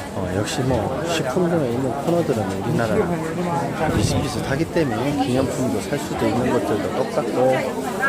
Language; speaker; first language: Korean; native; Korean